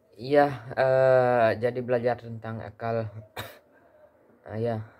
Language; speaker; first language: Indonesian; early bilingual, heritage; Indonesian